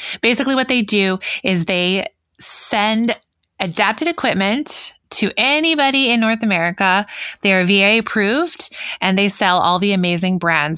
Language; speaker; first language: English; native; English